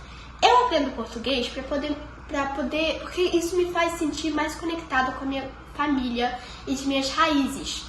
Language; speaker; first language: Portuguese; early bilingual, heritage; Portuguese